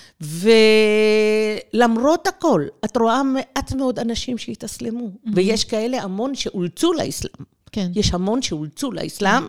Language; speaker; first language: Hebrew; early bilingual, other home language; Persian